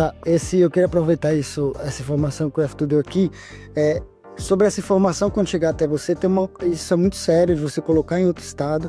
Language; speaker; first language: Portuguese; native; Portuguese